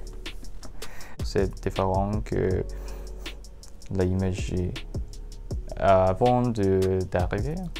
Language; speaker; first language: French; non-native, learner; Japanese